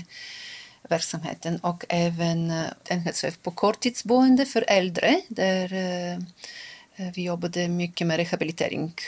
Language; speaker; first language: Swedish; non-native, local second language; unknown